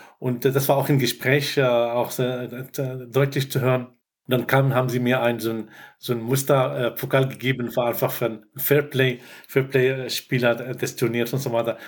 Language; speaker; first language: German; non-native, fluent; Arabic